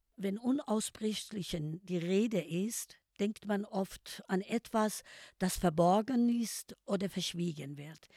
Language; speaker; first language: German; non-native, fluent; Persian